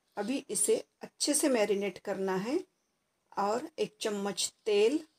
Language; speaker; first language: Hindi; non-native, local second language; Marathi